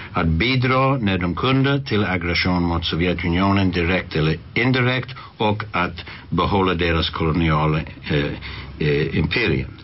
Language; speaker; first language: Swedish; non-native, fluent; English